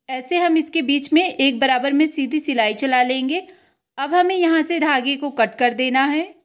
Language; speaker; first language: Hindi; native; Hindi